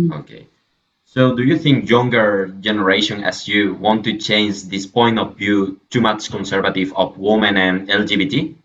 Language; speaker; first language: English; non-native, fluent; Spanish